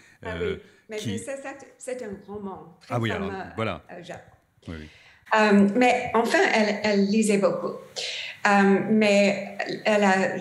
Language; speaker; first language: French; non-native, learner; English